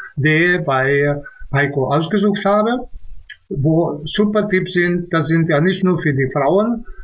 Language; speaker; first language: German; non-native, fluent; Czech